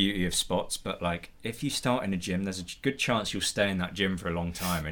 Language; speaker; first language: English; native; English